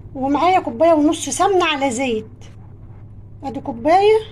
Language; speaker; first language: Arabic; native; Arabic